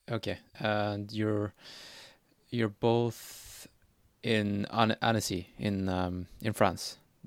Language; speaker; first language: English; non-native, fluent; Norwegian